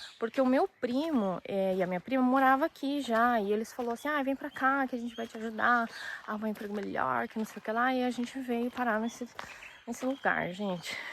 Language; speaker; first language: Portuguese; early bilingual, other home language; Japanese